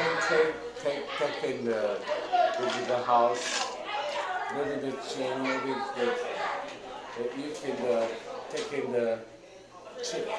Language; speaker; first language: English; non-native, learner; Chinese